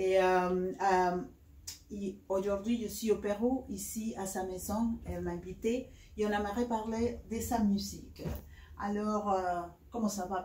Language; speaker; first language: French; non-native, fluent; Spanish